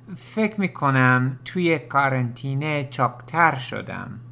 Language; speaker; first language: Persian; non-native, learner; English